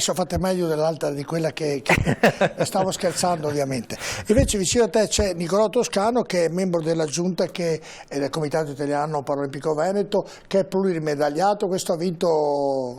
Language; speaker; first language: Italian; native; Italian